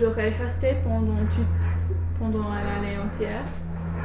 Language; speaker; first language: French; non-native, learner; English